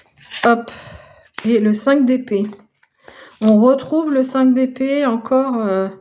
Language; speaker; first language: French; native; French